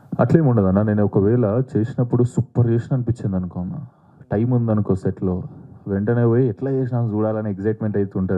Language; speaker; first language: Telugu; native; Telugu